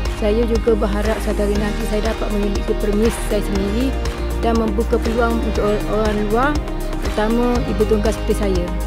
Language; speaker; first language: Malay; native; Malay